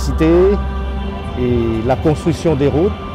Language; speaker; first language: French; non-native, fluent; Lao